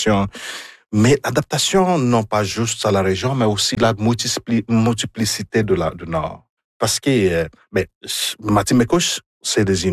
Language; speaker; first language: French; non-native, fluent; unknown